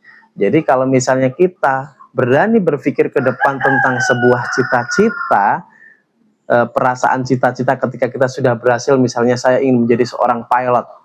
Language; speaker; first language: Indonesian; native; Indonesian